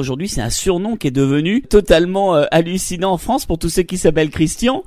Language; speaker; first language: French; native; French